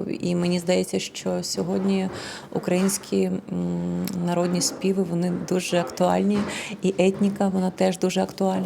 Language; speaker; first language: Ukrainian; non-native, local second language; Russian